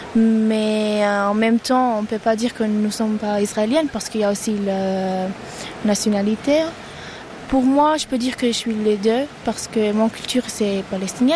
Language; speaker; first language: French; non-native, learner; Arabic